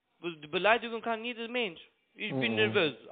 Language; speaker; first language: German; non-native, learner; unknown